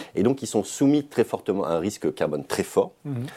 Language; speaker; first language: French; native; French